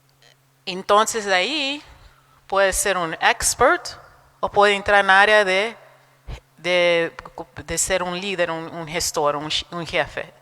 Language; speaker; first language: Spanish; non-native, fluent; Portuguese